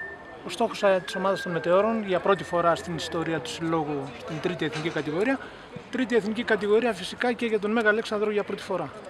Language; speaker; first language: Greek; native; Greek